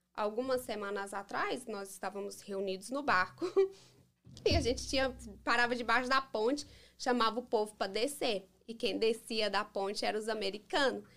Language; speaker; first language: Portuguese; early bilingual, heritage; English